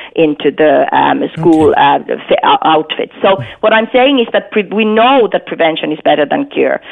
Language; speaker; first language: English; non-native, fluent; Finnish